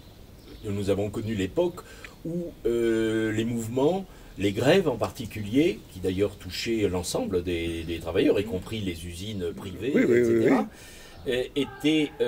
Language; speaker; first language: French; native; French